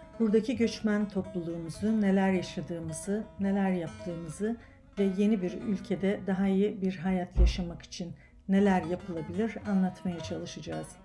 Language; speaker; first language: Turkish; native; Turkish